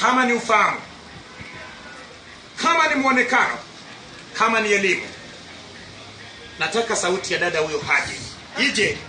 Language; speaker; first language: Swahili; non-native, local second language; Luo (Kenya and Tanzania)